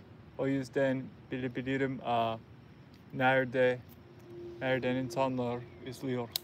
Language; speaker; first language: Turkish; non-native, learner; English